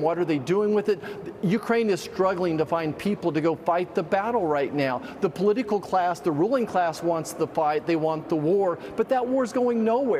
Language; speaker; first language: English; native; English